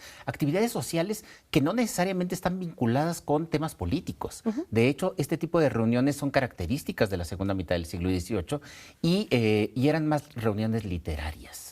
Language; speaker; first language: Spanish; native; Spanish